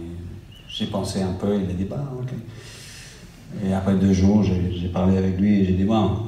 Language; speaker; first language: French; non-native, fluent; English